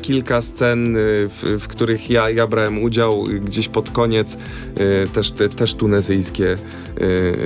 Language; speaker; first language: Polish; native; Polish